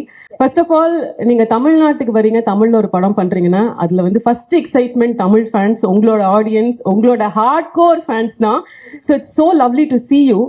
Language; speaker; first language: Tamil; native; Tamil